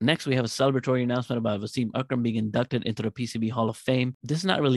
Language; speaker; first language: English; non-native, local second language; Urdu